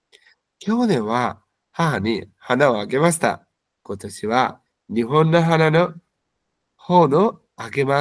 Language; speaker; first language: Japanese; non-native, fluent; Bangla